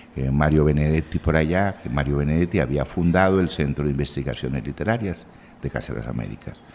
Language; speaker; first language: Spanish; native; Spanish